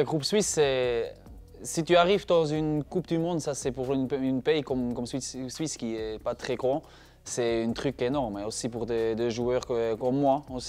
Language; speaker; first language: French; non-native, learner; German